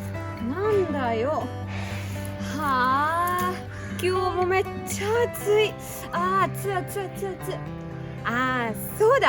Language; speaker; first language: Japanese; non-native, fluent; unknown